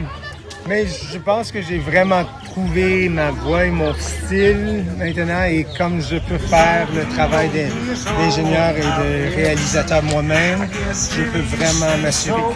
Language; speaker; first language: French; non-native, local second language; English